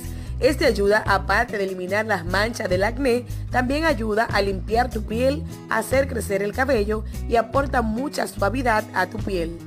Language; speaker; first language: Spanish; native; Spanish